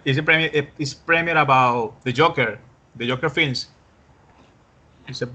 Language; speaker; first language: English; non-native, learner; Spanish